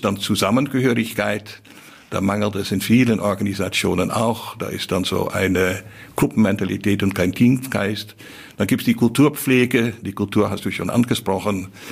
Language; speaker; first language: German; non-native, fluent; Dutch